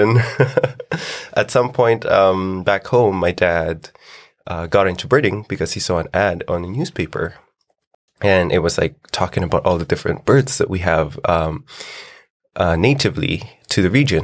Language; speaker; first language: English; non-native, local second language; Filipino